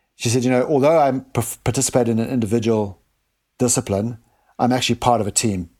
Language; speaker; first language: English; native; English